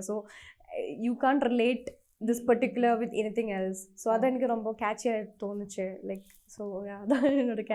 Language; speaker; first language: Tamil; non-native, learner; Malayalam